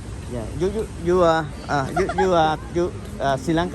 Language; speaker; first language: English; non-native, learner; Khmer